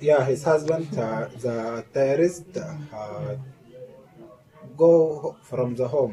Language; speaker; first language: English; non-native, learner; Arabic